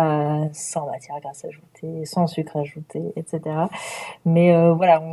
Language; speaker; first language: French; native; French